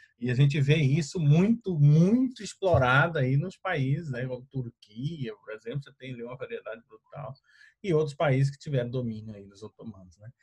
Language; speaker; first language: Portuguese; native; Portuguese